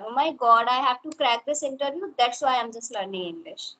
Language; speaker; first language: English; non-native, local second language; Hindi